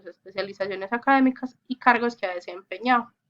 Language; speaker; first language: Spanish; native; Spanish